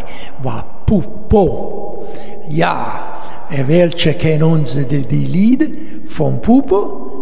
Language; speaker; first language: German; non-native, learner; Italian